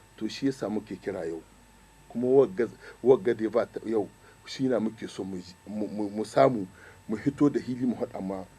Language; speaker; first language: Hausa; native; Hausa